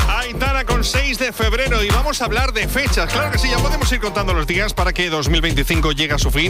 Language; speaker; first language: Spanish; native; Spanish